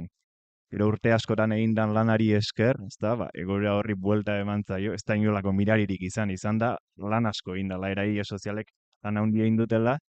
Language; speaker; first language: Basque; native; Basque